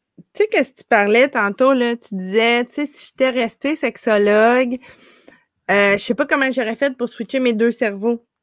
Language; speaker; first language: French; native; French